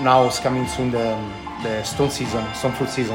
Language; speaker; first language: English; non-native, fluent; Italian